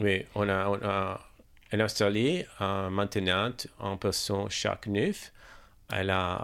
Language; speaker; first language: French; non-native, learner; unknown